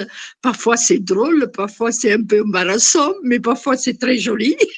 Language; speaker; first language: French; non-native, fluent; Italian